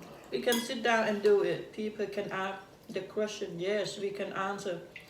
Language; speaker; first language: English; non-native, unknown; Thai